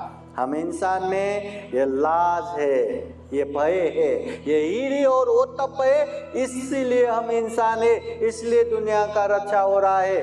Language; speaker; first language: Hindi; non-native, local second language; Marathi